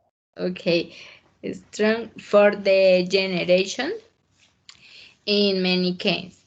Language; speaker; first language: English; non-native, learner; Spanish